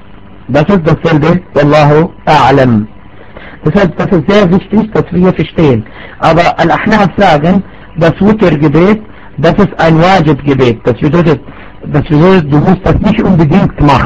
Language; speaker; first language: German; non-native, fluent; Arabic